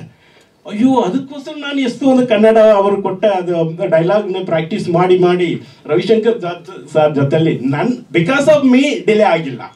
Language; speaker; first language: Kannada; non-native, learner; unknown